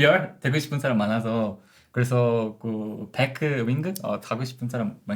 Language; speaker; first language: Korean; non-native, learner; Portuguese